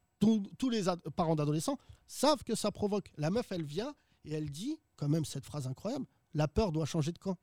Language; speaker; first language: French; early bilingual, other home language; Arabic